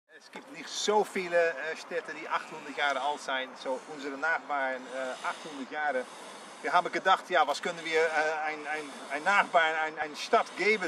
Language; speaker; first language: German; non-native, learner; Dutch